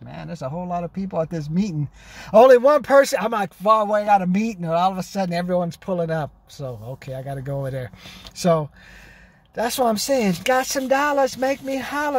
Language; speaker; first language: English; native; English